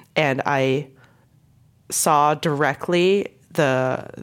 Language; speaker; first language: English; non-native, local second language; Cantonese